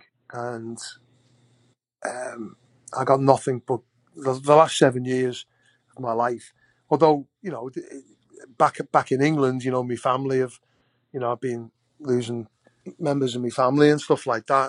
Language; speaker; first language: English; native; English